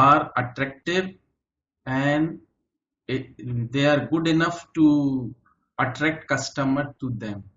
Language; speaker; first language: English; non-native, local second language; Hindi